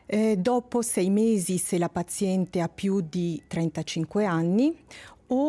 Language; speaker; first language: Italian; native; Italian